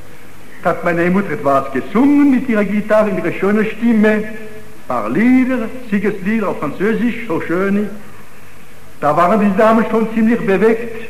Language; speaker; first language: German; non-native, fluent; French